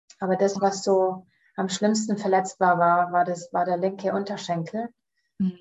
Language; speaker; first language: German; early bilingual, heritage; German